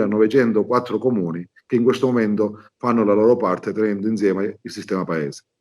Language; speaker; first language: Italian; native; Italian